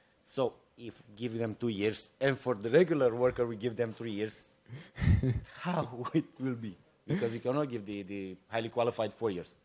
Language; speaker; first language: English; non-native, fluent; Romanian